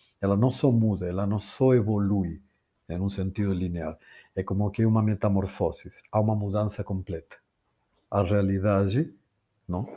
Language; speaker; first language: Portuguese; non-native, fluent; Spanish